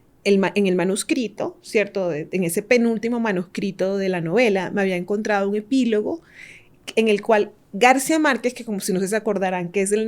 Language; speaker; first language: Spanish; native; Spanish